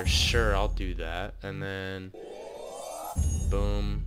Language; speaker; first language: English; native; English